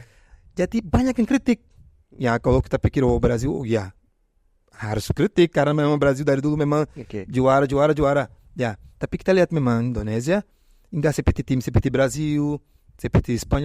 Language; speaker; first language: Indonesian; non-native, fluent; Portuguese